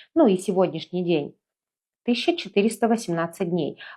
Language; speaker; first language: Russian; native; Russian